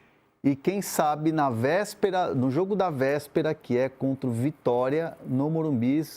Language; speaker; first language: Portuguese; native; Portuguese